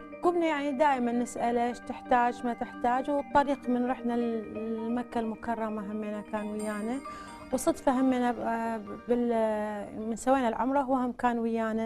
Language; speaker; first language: Arabic; native; Arabic